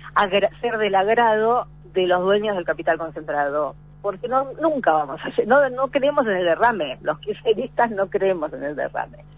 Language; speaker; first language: Spanish; native; Spanish